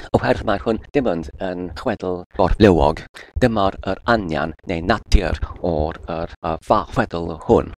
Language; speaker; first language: Welsh; non-native, learner; English